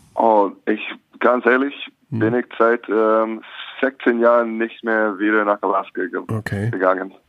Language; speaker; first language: German; non-native, learner; English